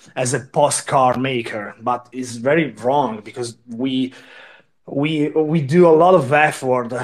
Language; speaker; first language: English; non-native, learner; Italian